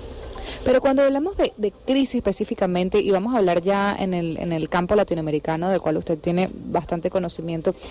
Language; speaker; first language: Spanish; native; Spanish